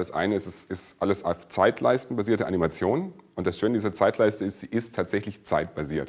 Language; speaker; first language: German; native; German